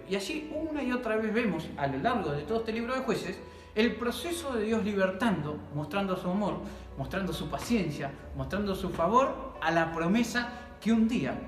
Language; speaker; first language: Spanish; native; Spanish